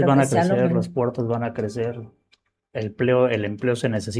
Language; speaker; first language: Spanish; native; Spanish